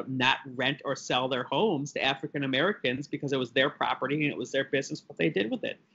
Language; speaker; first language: English; native; English